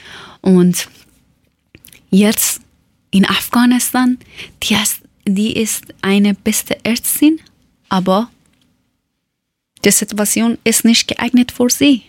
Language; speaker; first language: German; non-native, learner; Persian